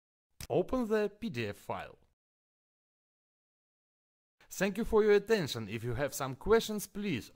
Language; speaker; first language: English; non-native, fluent; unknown